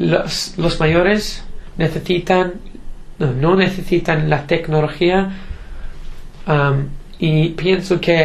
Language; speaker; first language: Spanish; non-native, learner; English